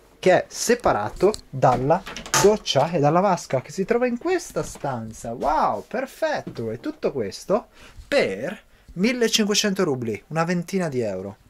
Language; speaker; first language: Italian; native; Italian